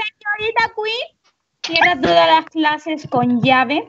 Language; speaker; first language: Spanish; native; Spanish